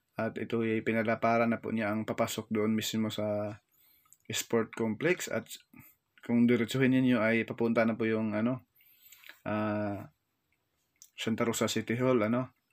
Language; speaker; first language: Filipino; native; Filipino